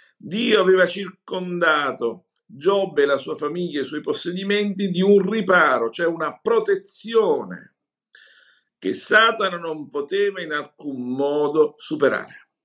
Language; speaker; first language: Italian; native; Italian